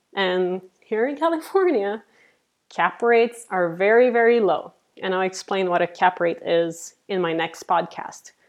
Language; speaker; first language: English; non-native, fluent; Portuguese